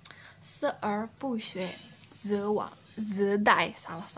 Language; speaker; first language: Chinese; non-native, learner; Indonesian